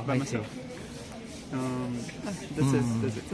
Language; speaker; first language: English; non-native, learner; Portuguese